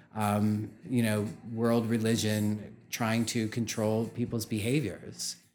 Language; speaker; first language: English; native; English